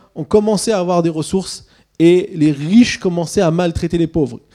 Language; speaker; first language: French; early bilingual, other home language; Swiss German